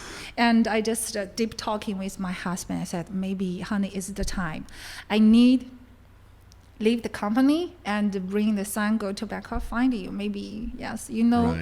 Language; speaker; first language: English; non-native, learner; Chinese